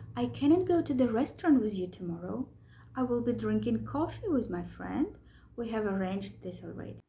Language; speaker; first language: English; non-native, fluent; Ukrainian